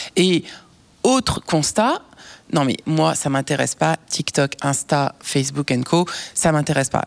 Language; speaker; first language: French; native; French